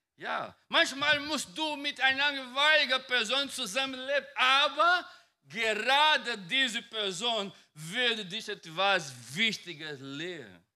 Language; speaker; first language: German; non-native, fluent; Portuguese